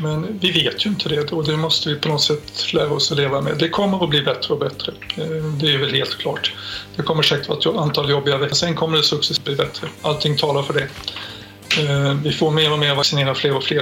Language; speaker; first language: Swedish; native; Swedish